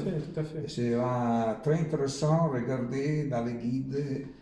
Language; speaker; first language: French; non-native, learner; Italian